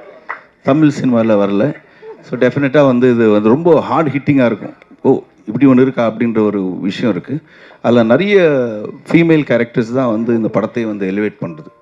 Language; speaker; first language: Tamil; native; Tamil